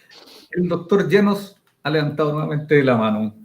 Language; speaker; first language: Spanish; native; Spanish